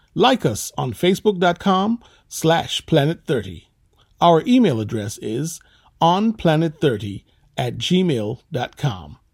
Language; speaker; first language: English; native; English